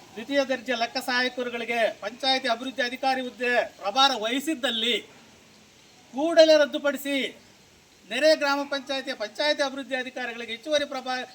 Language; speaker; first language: Kannada; native; Kannada